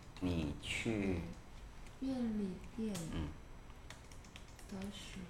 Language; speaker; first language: Chinese; non-native, learner; Korean